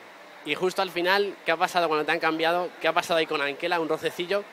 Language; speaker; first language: Spanish; native; Spanish